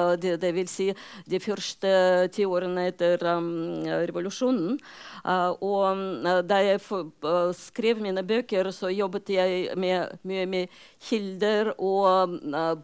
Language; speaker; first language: Norwegian; non-native, fluent; Russian